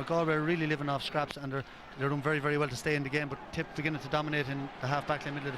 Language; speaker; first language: English; native; English